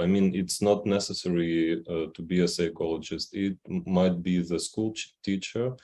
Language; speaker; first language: English; non-native, fluent; Ukrainian